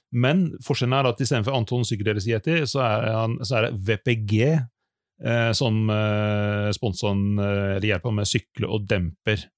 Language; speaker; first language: Norwegian; native; Norwegian